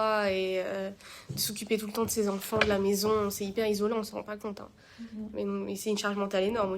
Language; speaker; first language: French; native; French